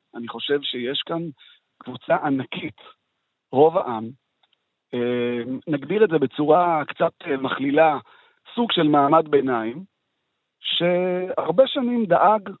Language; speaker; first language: Hebrew; native; Hebrew